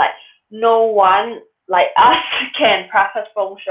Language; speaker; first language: English; non-native, local second language; Cantonese